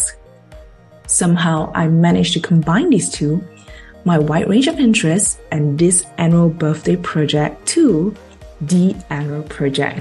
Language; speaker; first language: English; non-native, local second language; Chinese